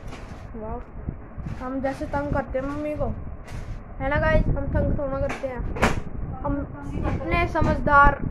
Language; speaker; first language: Hindi; native; Hindi